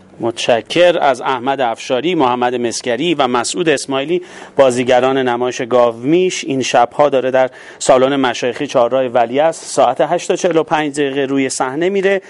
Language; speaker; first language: Persian; native; Persian